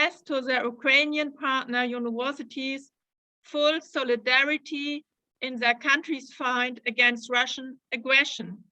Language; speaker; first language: English; non-native, fluent; German